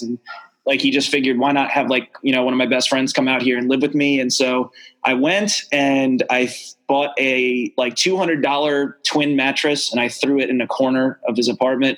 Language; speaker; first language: English; native; English